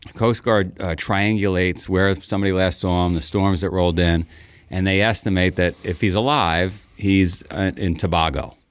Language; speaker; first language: English; native; English